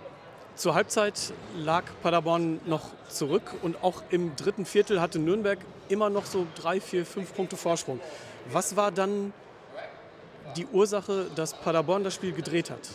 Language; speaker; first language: German; native; German